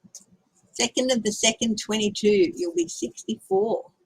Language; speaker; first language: English; native; English